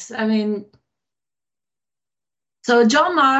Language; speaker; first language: English; non-native, fluent; Italian